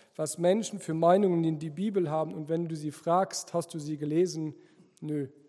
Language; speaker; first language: German; non-native, local second language; Luxembourgish